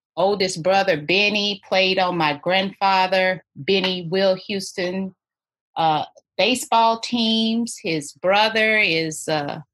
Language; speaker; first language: English; native; English